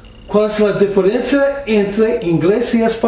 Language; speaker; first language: Spanish; non-native, learner; English